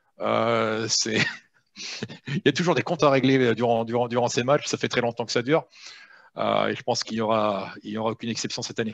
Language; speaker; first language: French; native; French